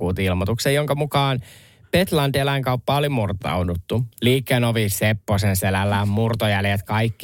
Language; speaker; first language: Finnish; native; Finnish